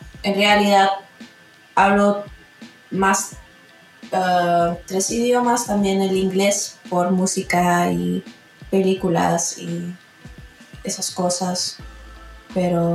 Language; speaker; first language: Spanish; early bilingual, heritage; Spanish